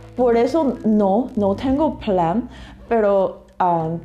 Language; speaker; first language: Spanish; non-native, fluent; Chinese